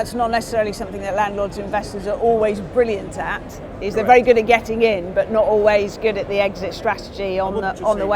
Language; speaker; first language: English; native; English